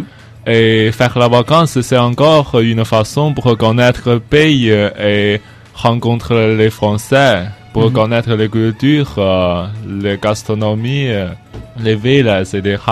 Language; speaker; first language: French; non-native, learner; Chinese